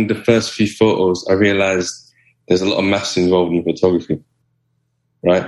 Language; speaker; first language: English; native; English